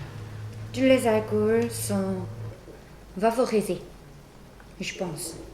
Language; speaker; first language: French; non-native, learner; Korean